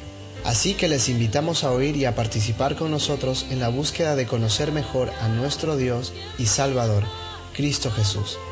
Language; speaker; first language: Spanish; native; Spanish